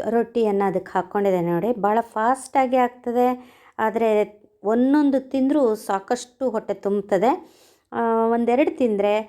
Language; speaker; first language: Kannada; non-native, local second language; Konkani